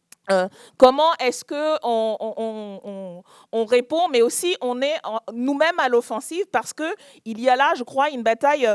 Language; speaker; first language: French; native; French